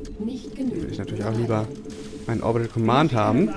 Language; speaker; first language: German; native; German